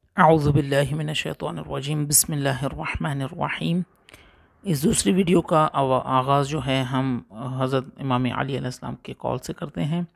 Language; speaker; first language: Urdu; non-native, local second language; Punjabi